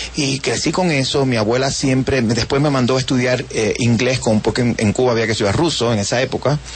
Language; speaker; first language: Spanish; native; Spanish